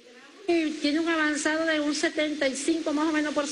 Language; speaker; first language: Spanish; native; Spanish